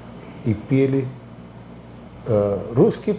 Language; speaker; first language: Russian; non-native, fluent; Spanish